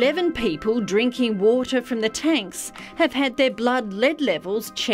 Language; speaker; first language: English; native; English